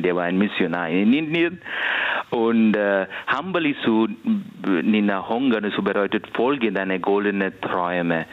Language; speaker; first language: German; non-native, fluent; Kannada